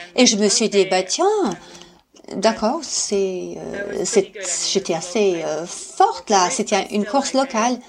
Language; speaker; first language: French; non-native, fluent; English